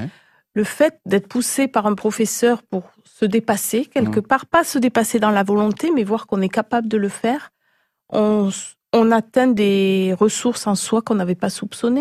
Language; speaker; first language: French; native; French